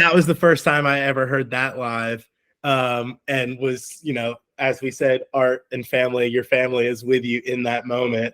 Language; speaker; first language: English; native; English